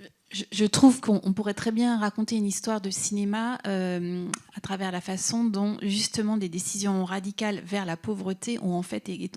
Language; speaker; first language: French; native; French